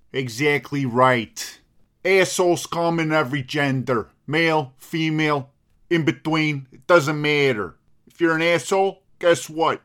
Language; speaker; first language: English; native; English